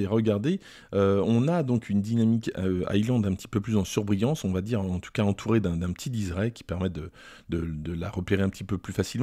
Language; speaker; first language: French; native; French